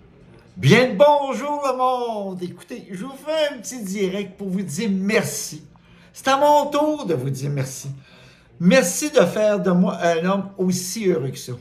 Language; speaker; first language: French; native; French